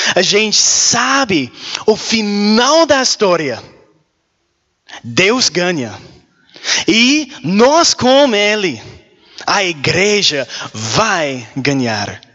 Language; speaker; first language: Portuguese; non-native, learner; English